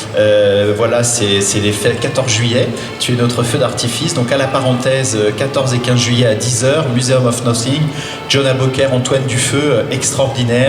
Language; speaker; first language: French; native; French